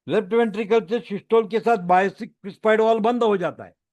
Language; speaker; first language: Hindi; non-native, local second language; Marathi